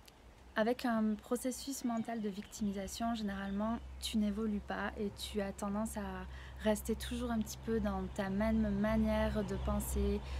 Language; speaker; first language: French; native; French